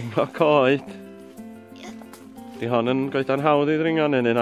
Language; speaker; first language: Welsh; native; Welsh